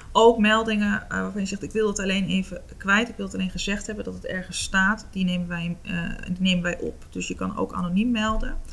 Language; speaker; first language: Dutch; native; Dutch